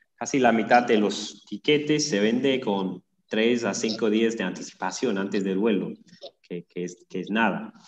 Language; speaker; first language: Spanish; non-native, fluent; English